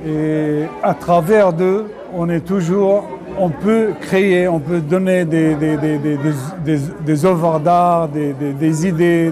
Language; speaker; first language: French; non-native, fluent; Arabic